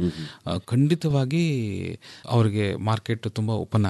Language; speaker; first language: Kannada; native; Kannada